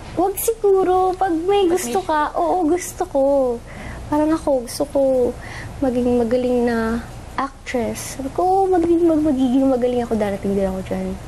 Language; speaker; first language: Filipino; non-native, local second language; Cebuano